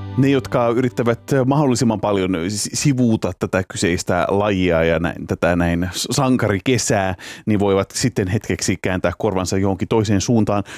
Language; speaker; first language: Finnish; native; Finnish